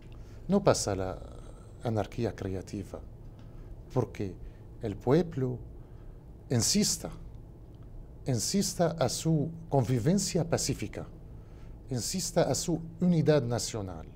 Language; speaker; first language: Spanish; non-native, learner; Arabic